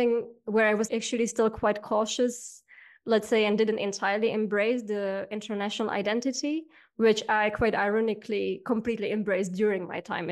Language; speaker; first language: English; non-native, fluent; Czech